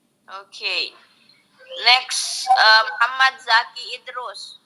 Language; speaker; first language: English; non-native, local second language; Indonesian